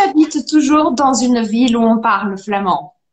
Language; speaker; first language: French; non-native, fluent; Portuguese